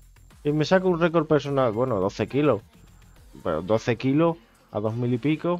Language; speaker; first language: Spanish; native; Spanish